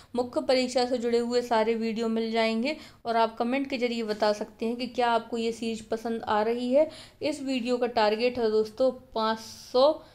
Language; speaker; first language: Hindi; native; Hindi